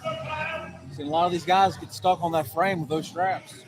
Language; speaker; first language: English; native; English